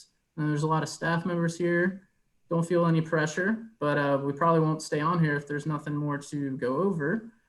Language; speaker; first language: English; native; English